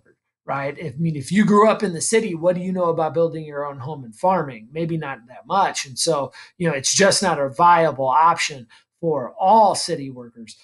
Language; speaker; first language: English; native; English